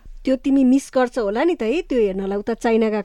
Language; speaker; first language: Nepali; native; Nepali